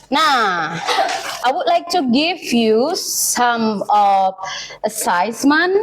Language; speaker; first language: English; non-native, learner; Indonesian